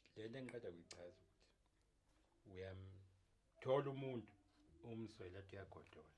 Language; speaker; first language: Zulu; native; Zulu